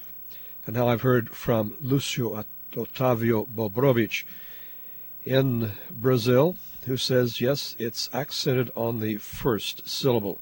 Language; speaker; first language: English; native; English